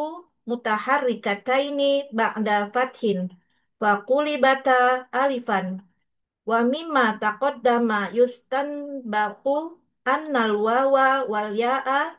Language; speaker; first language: Arabic; non-native, learner; Indonesian